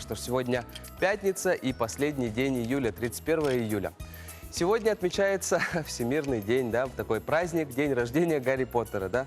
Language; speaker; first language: Russian; native; Russian